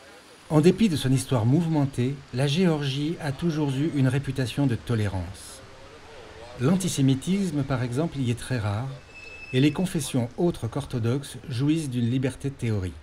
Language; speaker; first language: French; native; French